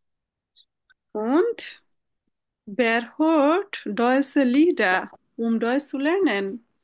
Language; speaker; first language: German; non-native, fluent; Bangla